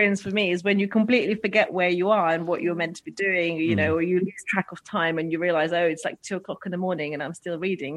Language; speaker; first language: English; non-native, fluent; Russian